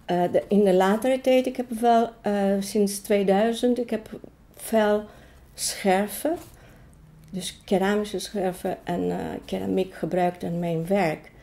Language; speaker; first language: Dutch; non-native, fluent; Greek